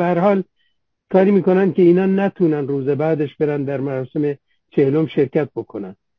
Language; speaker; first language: Persian; non-native, local second language; Central Kurdish